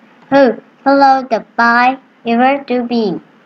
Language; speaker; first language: English; non-native, learner; Vietnamese